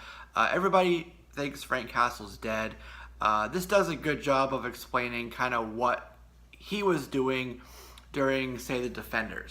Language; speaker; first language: English; native; English